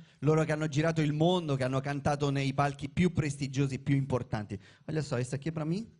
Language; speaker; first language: Italian; native; Italian